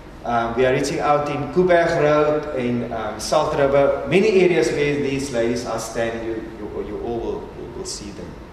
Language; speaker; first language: English; non-native, local second language; Afrikaans